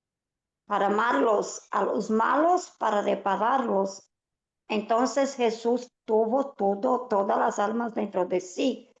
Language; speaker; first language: Spanish; non-native, fluent; Portuguese